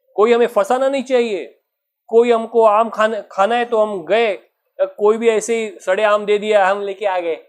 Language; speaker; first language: Hindi; non-native, local second language; Marathi